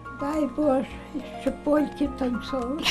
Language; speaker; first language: Polish; early bilingual, heritage; Polish